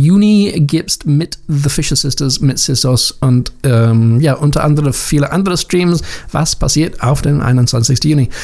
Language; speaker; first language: German; non-native, learner; English